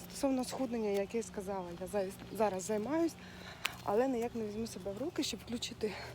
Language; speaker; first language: Ukrainian; non-native, local second language; Russian